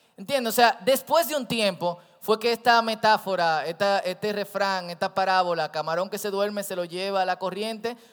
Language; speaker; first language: Spanish; native; Spanish